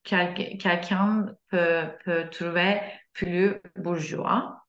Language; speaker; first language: French; non-native, learner; Turkish